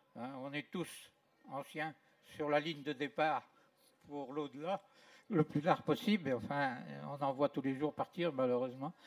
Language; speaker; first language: French; native; French